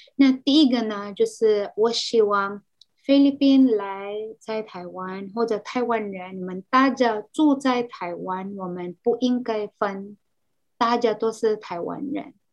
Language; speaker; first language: Chinese; non-native, fluent; Cebuano